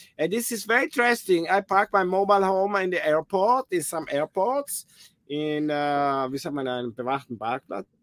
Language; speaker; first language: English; non-native, learner; German